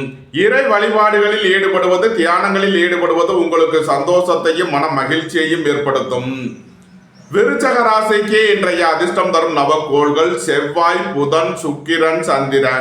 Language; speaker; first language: Tamil; native; Tamil